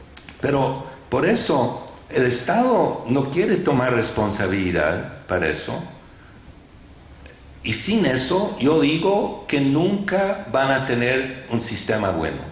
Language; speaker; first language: Spanish; non-native, fluent; English